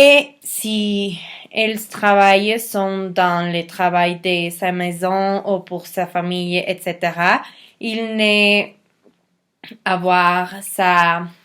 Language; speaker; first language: French; non-native, learner; Spanish